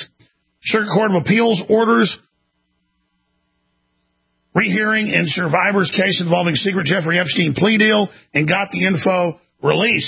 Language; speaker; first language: English; native; English